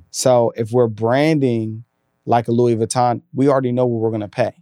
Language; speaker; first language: English; native; English